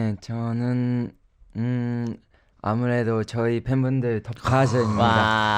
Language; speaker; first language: Korean; non-native, fluent; Japanese